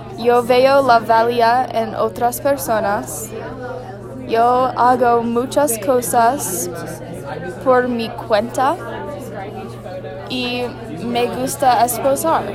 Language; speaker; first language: Spanish; non-native, learner; English